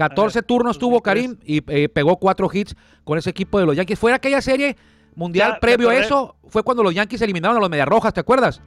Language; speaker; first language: Spanish; native; Spanish